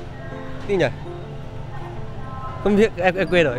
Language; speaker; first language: Vietnamese; native; Vietnamese